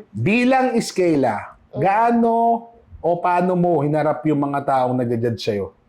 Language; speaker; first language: Filipino; native; Filipino